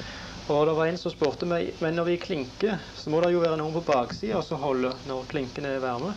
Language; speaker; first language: Norwegian; native; Norwegian